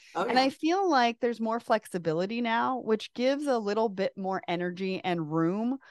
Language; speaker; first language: English; native; English